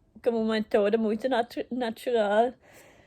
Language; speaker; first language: Portuguese; non-native, learner; German